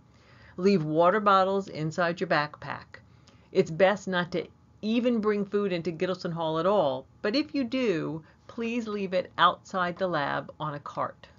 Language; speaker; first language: English; native; English